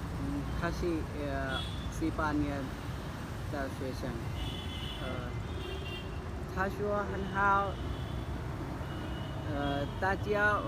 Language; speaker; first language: Chinese; non-native, learner; Hindi